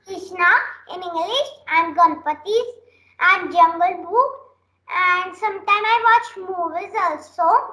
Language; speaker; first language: English; non-native, learner; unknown